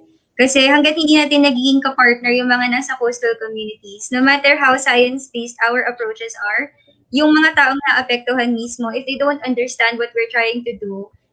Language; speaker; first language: English; non-native, local second language; Filipino